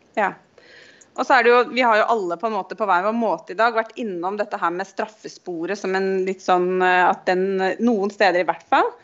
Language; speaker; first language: Norwegian; native; Norwegian